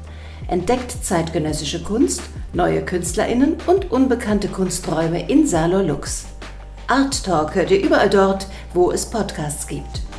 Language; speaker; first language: German; native; German